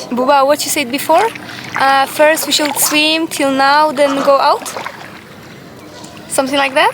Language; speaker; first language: English; non-native, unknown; Polish